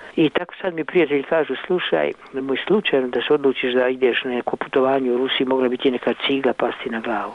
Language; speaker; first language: Croatian; native; Croatian